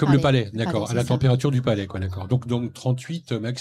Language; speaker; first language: French; native; French